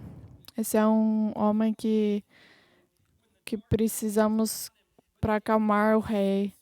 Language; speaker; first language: Portuguese; non-native, fluent; English